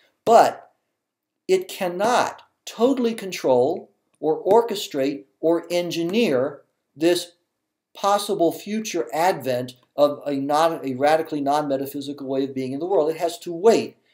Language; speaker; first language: English; native; English